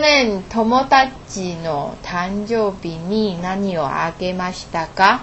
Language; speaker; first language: Japanese; non-native, learner; Chinese